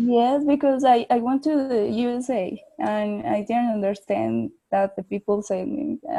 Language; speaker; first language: English; non-native, learner; Spanish